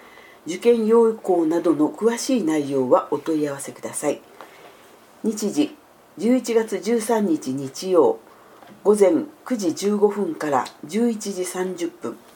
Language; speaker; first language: Japanese; native; Japanese